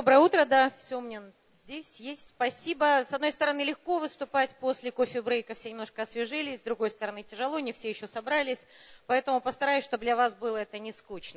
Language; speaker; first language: Russian; native; Russian